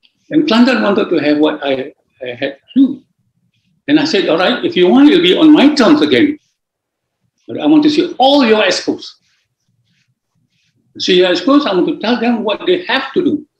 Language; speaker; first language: English; non-native, local second language; Malay